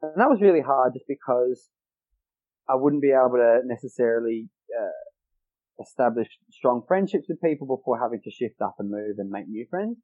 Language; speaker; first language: English; native; English